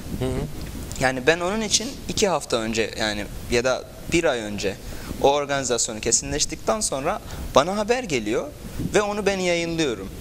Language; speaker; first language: Turkish; non-native, fluent; Arabic